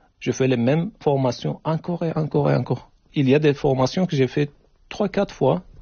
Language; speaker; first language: French; non-native, learner; Turkish